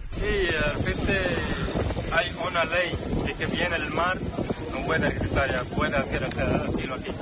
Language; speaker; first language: Spanish; non-native, learner; Arabic